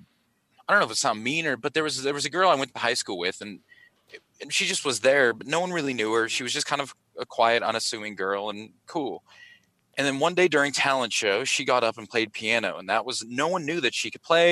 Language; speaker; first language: English; native; English